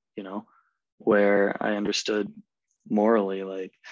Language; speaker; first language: English; native; English